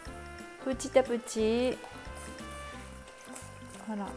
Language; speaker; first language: French; non-native, fluent; Japanese